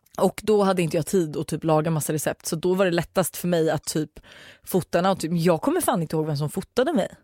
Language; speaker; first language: Swedish; native; Swedish